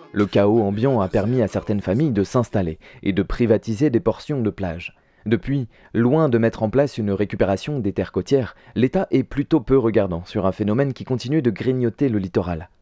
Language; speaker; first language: French; native; French